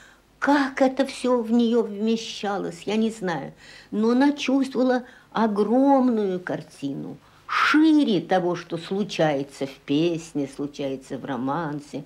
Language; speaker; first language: Russian; native; Russian